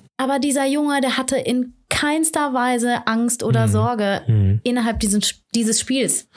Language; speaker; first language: German; native; German